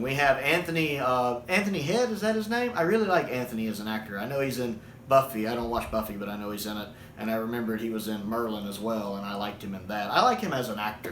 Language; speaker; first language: English; native; English